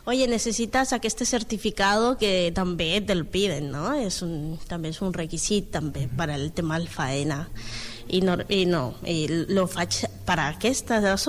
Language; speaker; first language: Catalan; non-native, learner; Spanish